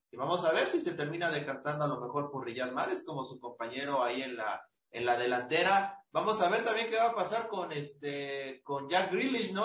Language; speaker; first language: Spanish; native; Spanish